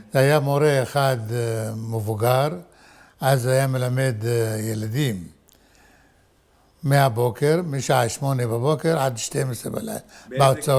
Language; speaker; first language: Hebrew; non-native, fluent; Arabic